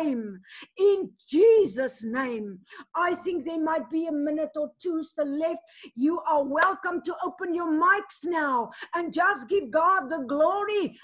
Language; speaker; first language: English; non-native, local second language; Afrikaans